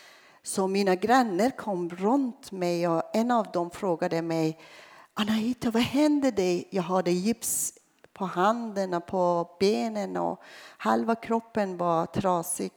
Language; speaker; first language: Swedish; non-native, fluent; Persian